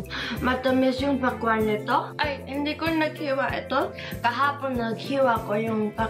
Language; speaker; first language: Filipino; non-native, learner; English